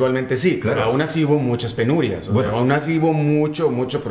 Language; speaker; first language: Spanish; native; Spanish